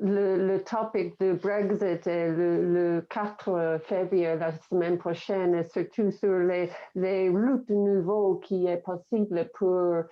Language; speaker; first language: French; non-native, fluent; English